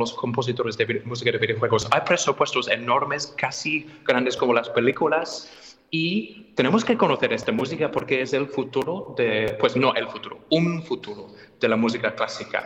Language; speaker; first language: Spanish; non-native, fluent; English